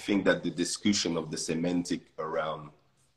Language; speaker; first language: English; non-native, fluent; French